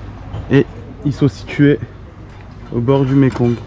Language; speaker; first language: French; native; French